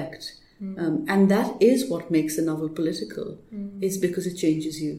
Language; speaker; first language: English; non-native, local second language; Urdu